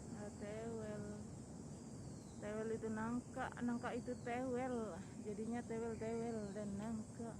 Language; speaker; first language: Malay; non-native, local second language; Javanese